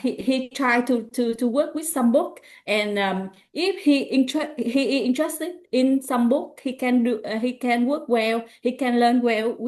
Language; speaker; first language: English; non-native, learner; Vietnamese